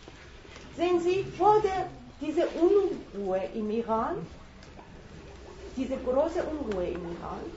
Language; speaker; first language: German; non-native, fluent; Persian